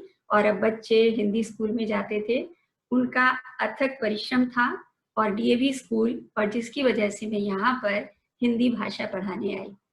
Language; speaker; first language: Hindi; native; Hindi